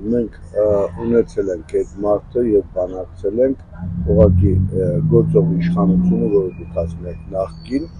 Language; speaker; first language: Armenian; native; Armenian